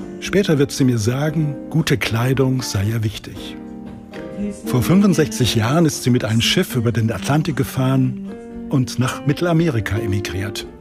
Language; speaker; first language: German; native; German